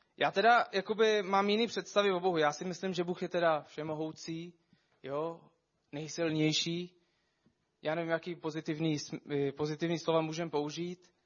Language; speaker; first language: Czech; non-native, fluent; Arabic